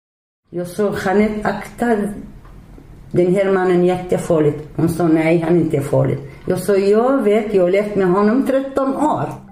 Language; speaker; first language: Swedish; non-native, learner; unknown